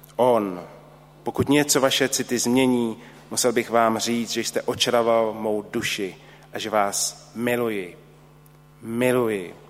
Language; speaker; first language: Czech; native; Czech